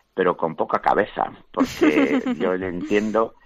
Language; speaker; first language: Spanish; native; Spanish